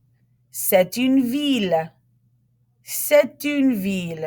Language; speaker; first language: French; non-native, fluent; English